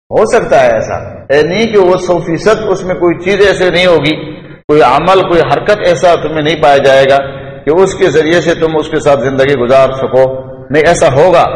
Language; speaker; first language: Urdu; non-native, local second language; Pashto